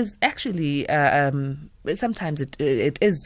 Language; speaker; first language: English; non-native, local second language; Zulu